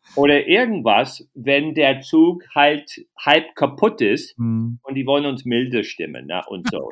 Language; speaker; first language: German; non-native, fluent; English